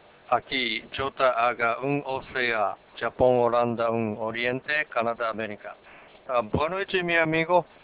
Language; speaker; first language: Portuguese; non-native, learner; Japanese